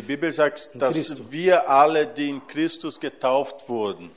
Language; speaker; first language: German; non-native, fluent; Portuguese